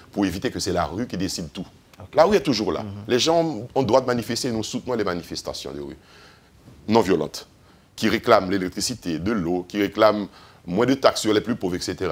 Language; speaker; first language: French; native; French